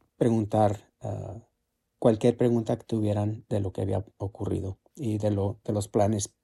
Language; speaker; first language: Spanish; early bilingual, heritage; Spanish